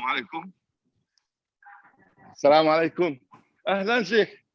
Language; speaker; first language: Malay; non-native, fluent; Arabic